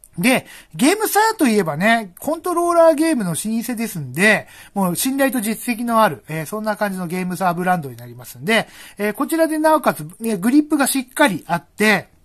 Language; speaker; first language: Japanese; native; Japanese